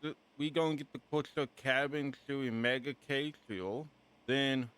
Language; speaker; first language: English; native; English